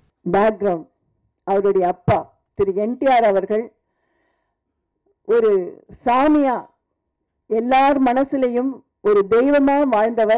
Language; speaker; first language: Tamil; native; Tamil